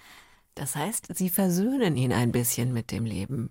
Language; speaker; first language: German; native; German